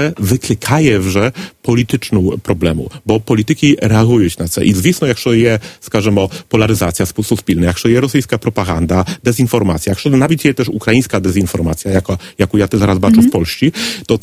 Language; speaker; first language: Polish; non-native, learner; Ukrainian